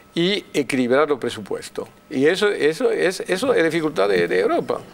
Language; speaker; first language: Spanish; non-native, fluent; French